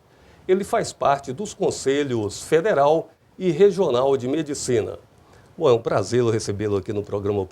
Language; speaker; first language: Portuguese; native; Portuguese